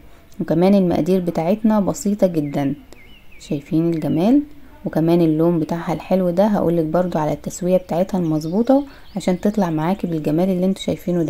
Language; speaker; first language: Arabic; native; Arabic